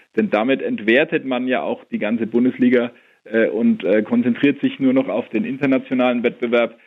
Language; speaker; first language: German; native; German